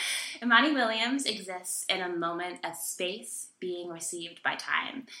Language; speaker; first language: English; native; English